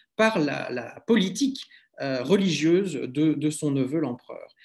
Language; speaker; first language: French; native; French